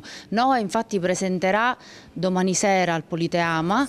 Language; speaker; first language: Italian; native; Italian